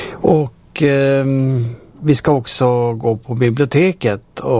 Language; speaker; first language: Swedish; native; Swedish